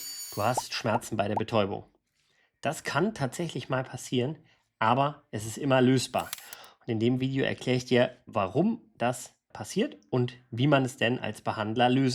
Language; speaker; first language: German; native; German